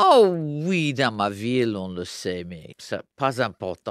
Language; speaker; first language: French; non-native, fluent; English